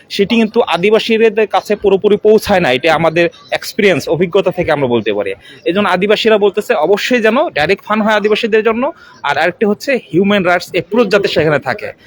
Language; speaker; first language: Bangla; non-native, local second language; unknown